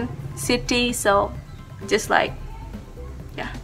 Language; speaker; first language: English; non-native, learner; Indonesian